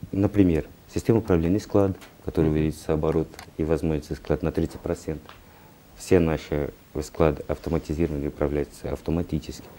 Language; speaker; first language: Russian; non-native, learner; Portuguese